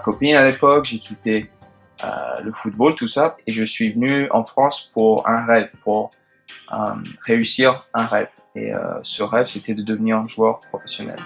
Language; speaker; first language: French; early bilingual, heritage; French